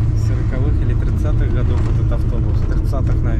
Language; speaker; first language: Russian; native; Russian